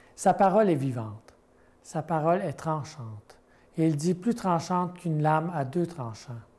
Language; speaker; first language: French; native; French